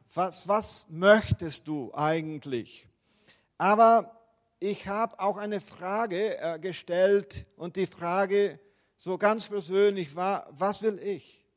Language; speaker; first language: German; non-native, fluent; Portuguese